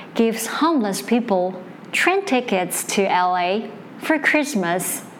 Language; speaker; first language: English; non-native, fluent; Chinese